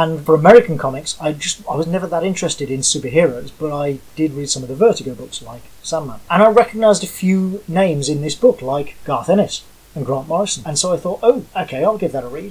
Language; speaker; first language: English; native; English